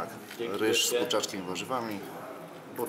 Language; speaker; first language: Polish; native; Polish